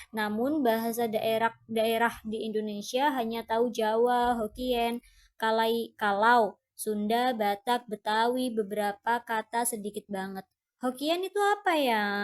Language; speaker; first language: Indonesian; non-native, fluent; Thai